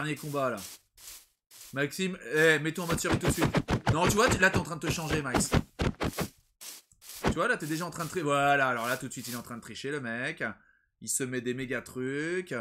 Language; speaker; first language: French; native; French